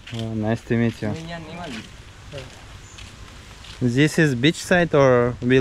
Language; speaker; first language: English; non-native, learner; Russian